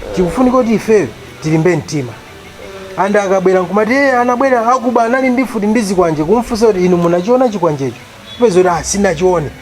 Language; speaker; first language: Nyanja; non-native, local second language; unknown